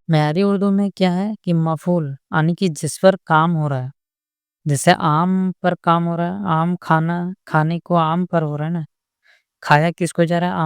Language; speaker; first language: Urdu; native; Urdu